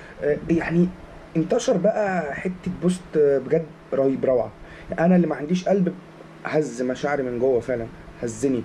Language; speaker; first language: Arabic; native; Arabic